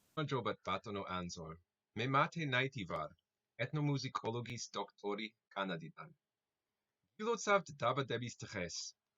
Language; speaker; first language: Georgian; non-native, learner; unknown